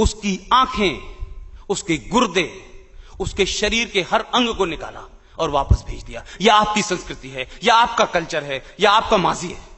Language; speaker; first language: Hindi; native; Hindi